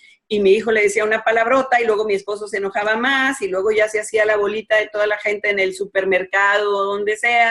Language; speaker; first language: Spanish; native; Spanish